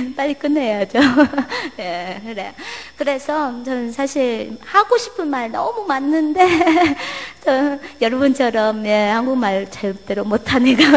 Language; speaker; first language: Korean; non-native, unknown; Vietnamese